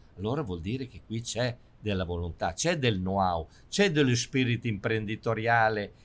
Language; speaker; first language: Italian; native; Italian